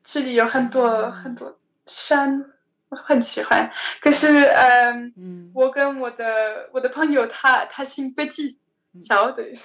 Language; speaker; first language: Chinese; non-native, learner; French